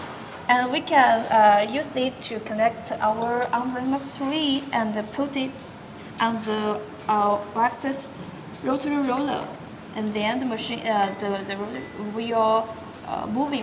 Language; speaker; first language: English; non-native, learner; Chinese